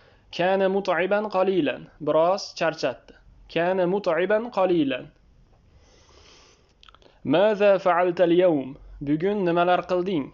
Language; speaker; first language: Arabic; non-native, fluent; Uzbek